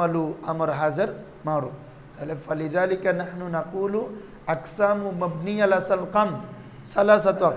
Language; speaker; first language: Arabic; non-native, fluent; Bangla